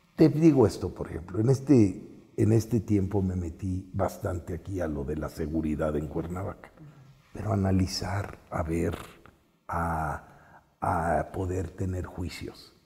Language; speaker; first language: Spanish; native; Spanish